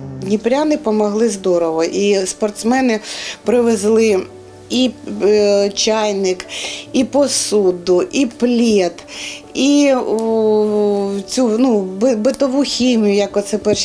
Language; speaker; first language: Ukrainian; non-native, local second language; Russian